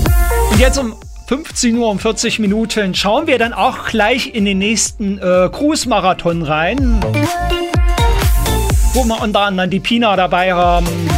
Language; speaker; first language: German; native; German